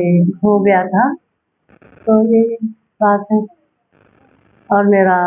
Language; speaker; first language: Hindi; early bilingual, heritage; Hindi